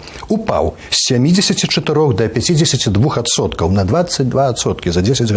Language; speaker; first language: Belarusian; native; Belarusian